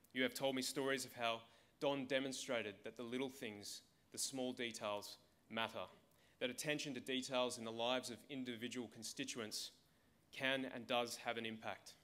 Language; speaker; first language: English; native; English